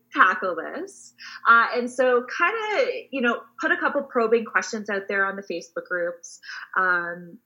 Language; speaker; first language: English; native; English